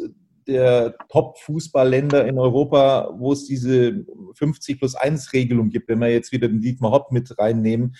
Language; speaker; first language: German; native; German